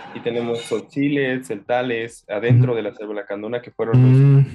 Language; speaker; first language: Spanish; native; Spanish